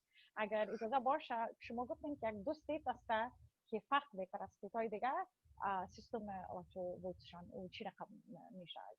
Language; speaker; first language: Persian; early bilingual, heritage; Persian